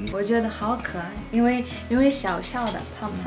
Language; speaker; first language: Chinese; non-native, fluent; Russian